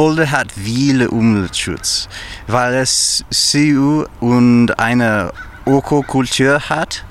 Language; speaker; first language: German; non-native, learner; English